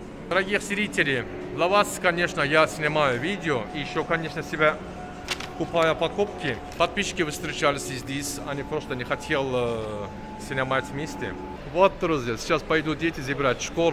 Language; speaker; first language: Russian; non-native, learner; Turkish